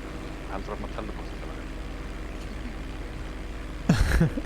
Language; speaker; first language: Icelandic; native; Icelandic